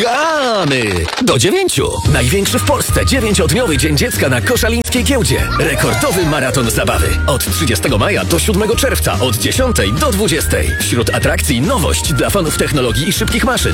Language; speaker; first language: Polish; native; Polish